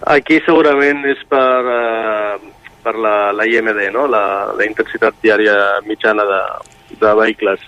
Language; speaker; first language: Catalan; native; Catalan